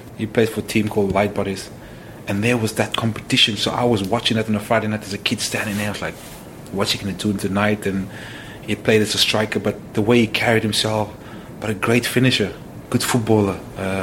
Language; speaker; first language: English; non-native, local second language; Afrikaans